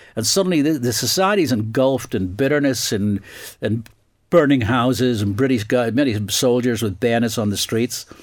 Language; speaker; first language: English; native; English